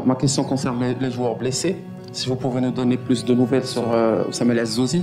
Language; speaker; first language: French; non-native, local second language; Arabic